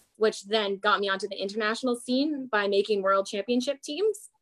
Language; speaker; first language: English; native; English